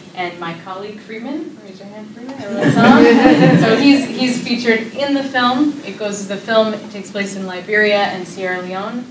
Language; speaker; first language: English; native; English